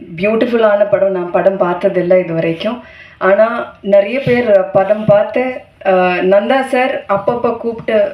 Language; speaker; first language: Tamil; non-native, fluent; Malayalam